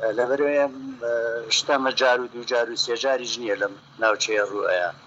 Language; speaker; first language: Central Kurdish; non-native, local second language; Gurani